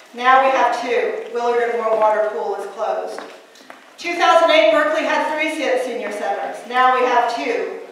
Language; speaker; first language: English; native; English